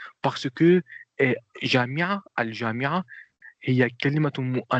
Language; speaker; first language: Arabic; non-native, fluent; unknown